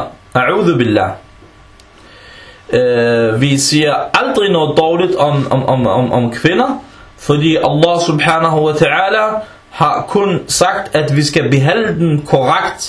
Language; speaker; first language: Danish; early bilingual, other home language; Arabic